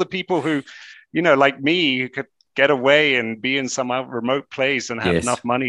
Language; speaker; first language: English; native; English